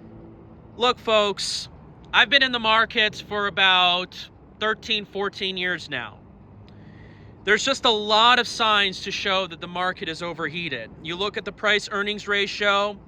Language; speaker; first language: English; native; English